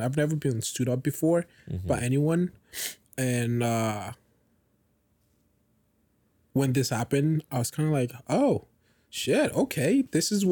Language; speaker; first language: English; non-native, local second language; Yoruba